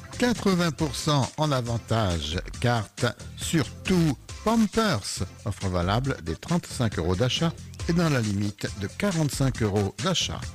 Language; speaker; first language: French; native; French